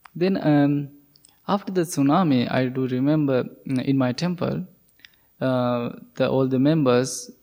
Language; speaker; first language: English; non-native, local second language; Sinhala